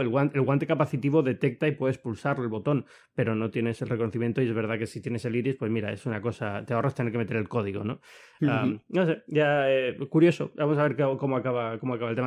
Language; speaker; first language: Spanish; native; Spanish